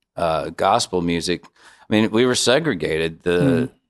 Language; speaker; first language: English; native; English